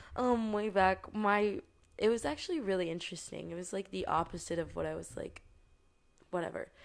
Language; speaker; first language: English; native; English